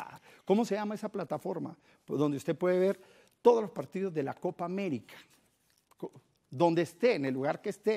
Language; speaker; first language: Spanish; native; Spanish